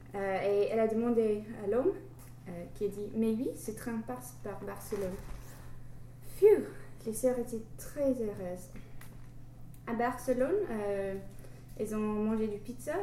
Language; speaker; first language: French; non-native, learner; English